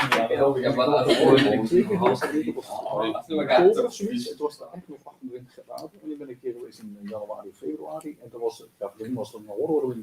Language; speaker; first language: Dutch; native; Dutch